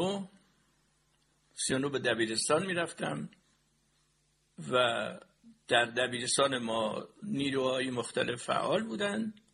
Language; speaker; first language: Persian; native; Persian